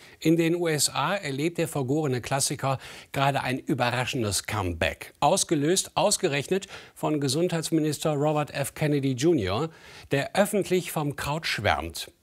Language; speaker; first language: German; native; German